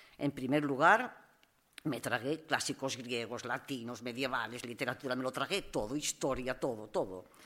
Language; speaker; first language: Spanish; non-native, local second language; Catalan